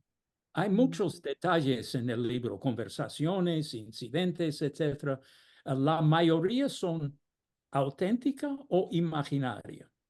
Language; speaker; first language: Spanish; non-native, fluent; English